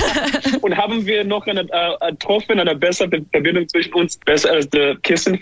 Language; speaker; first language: German; non-native, learner; English